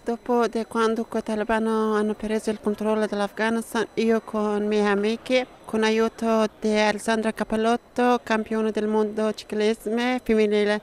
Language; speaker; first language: Italian; non-native, learner; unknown